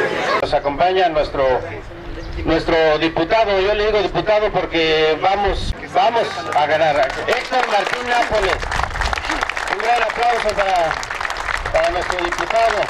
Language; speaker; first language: Spanish; native; Spanish